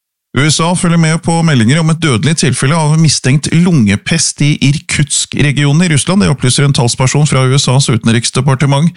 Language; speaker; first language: Norwegian; native; Norwegian